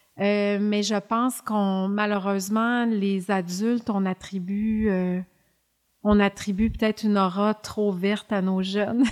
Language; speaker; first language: French; native; French